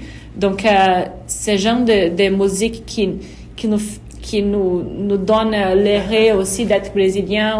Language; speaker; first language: French; non-native, fluent; Portuguese